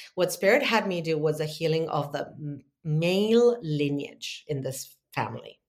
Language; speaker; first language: English; non-native, fluent; Spanish